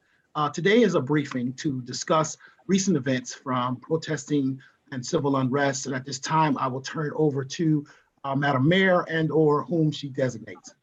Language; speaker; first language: English; native; English